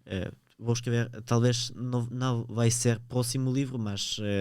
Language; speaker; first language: Portuguese; early bilingual, other home language; Ukrainian